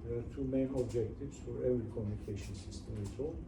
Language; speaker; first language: English; non-native, fluent; Turkish